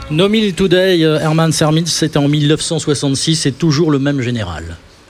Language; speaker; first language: French; native; French